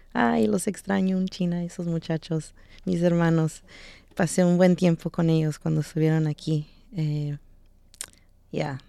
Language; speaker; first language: Spanish; early bilingual, heritage; Spanish